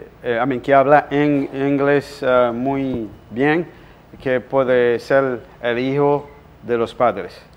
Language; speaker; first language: Spanish; non-native, fluent; Haitian Creole